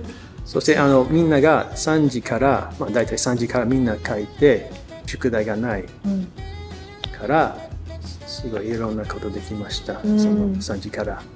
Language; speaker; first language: Japanese; non-native, learner; English